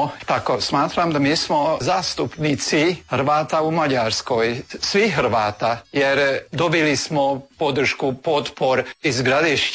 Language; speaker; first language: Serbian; early bilingual, heritage; Serbian